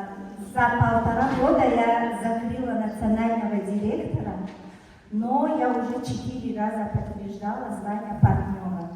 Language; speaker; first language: Russian; non-native, fluent; Tajik